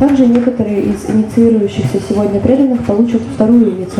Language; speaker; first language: Russian; native; Russian